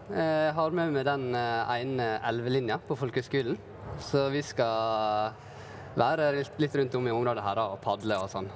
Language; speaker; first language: Norwegian; native; Norwegian